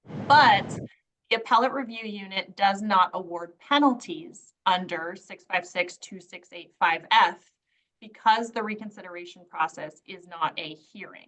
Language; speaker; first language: English; native; English